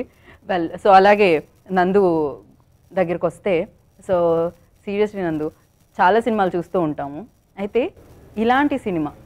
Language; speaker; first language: Telugu; native; Telugu